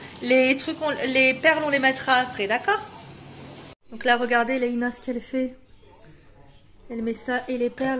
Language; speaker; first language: French; native; French